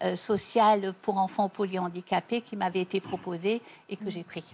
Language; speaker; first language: French; native; French